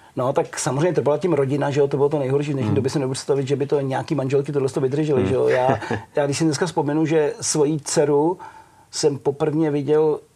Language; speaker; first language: Czech; native; Czech